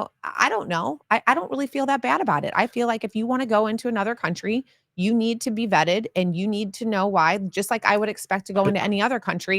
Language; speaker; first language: English; native; English